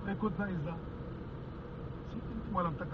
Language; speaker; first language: Filipino; non-native, learner; Pashto